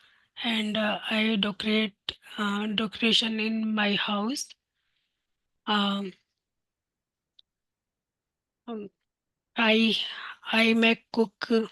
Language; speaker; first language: English; non-native, learner; Hindi